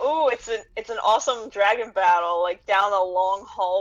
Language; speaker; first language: English; native; English